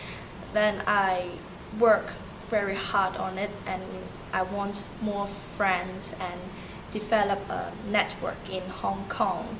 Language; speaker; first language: English; early bilingual, other home language; Turkish